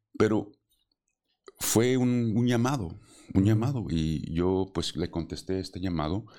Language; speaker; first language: Spanish; early bilingual, heritage; Spanish